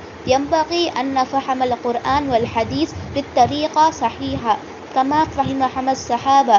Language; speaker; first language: Arabic; non-native, learner; Hindi